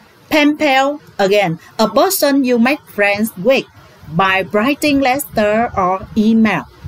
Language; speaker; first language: English; non-native, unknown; Vietnamese